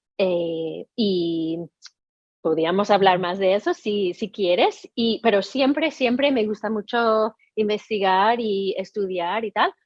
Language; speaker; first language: Spanish; non-native, fluent; English